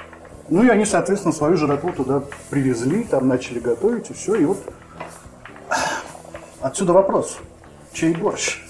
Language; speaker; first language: Russian; native; Russian